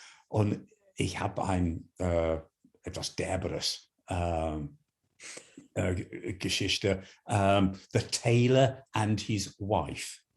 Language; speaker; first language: German; non-native, fluent; English